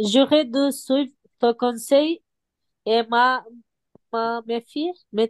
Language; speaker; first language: French; non-native, learner; Bangla